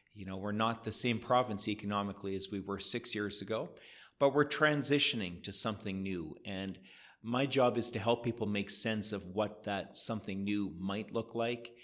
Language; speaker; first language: English; native; English